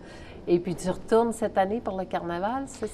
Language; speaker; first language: French; native; French